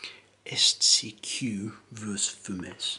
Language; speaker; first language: French; non-native, learner; English